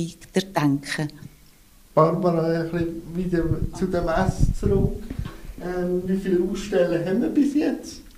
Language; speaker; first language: German; native; German